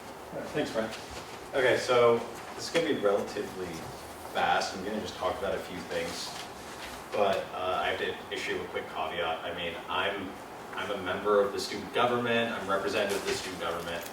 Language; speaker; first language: English; native; English